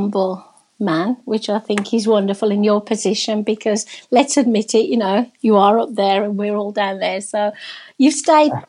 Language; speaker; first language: English; native; English